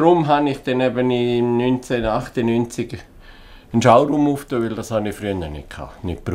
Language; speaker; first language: German; native; German